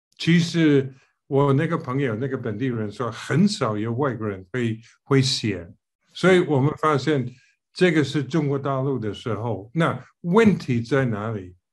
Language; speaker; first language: Chinese; non-native, fluent; English